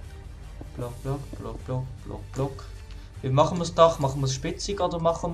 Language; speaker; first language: German; native; German